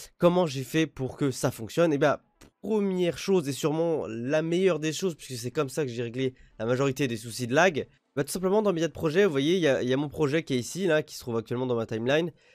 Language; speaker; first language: French; native; French